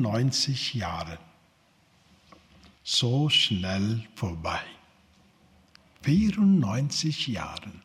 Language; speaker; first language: German; non-native, learner; Telugu